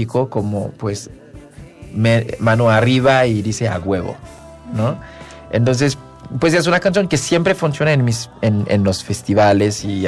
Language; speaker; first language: Spanish; non-native, fluent; Haitian Creole